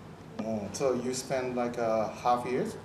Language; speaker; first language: English; non-native, learner; Japanese